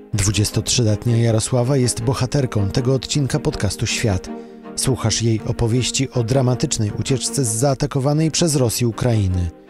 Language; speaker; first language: Polish; native; Polish